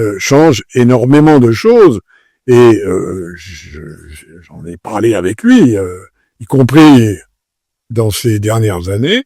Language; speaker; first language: French; native; French